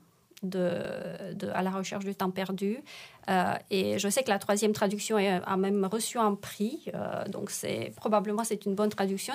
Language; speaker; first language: French; non-native, fluent; Romanian